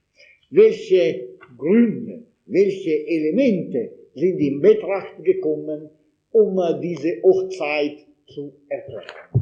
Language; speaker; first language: German; non-native, fluent; Italian